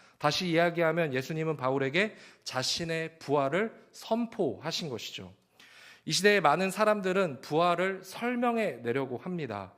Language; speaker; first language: Korean; native; Korean